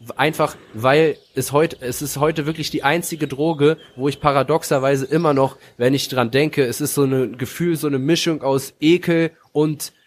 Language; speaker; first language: German; native; German